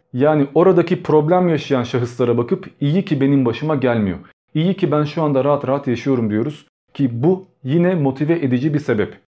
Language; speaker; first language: Turkish; early bilingual, other home language; Albanian